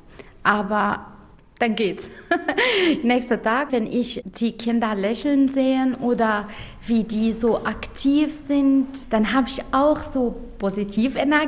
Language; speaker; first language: German; non-native, learner; Arabic